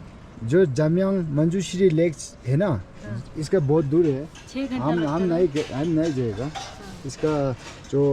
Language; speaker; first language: Hindi; non-native, learner; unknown